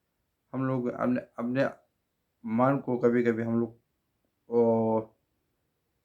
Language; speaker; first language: Hindi; non-native, local second language; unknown